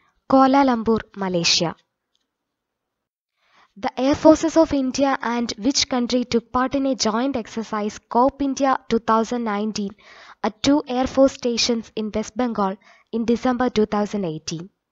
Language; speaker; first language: English; non-native, local second language; Malayalam